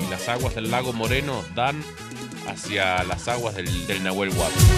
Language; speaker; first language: Spanish; non-native, fluent; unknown